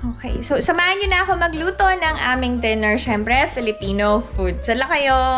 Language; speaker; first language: Filipino; native; Filipino